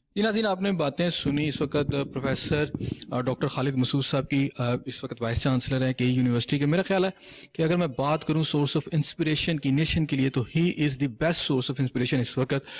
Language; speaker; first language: Urdu; non-native, local second language; Punjabi